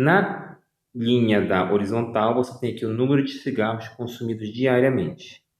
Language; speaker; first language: Portuguese; native; Portuguese